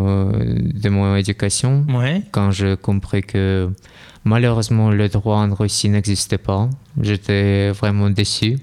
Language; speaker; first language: French; non-native, fluent; Russian